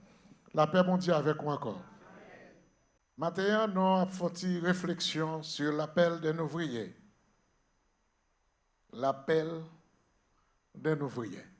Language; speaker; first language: French; non-native, local second language; Haitian Creole